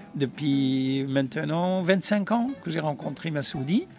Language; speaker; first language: French; non-native, local second language; Arabic